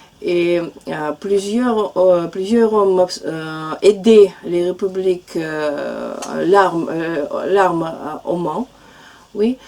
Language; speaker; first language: French; non-native, fluent; Russian